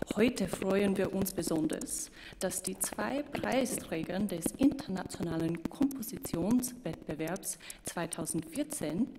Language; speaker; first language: German; native; German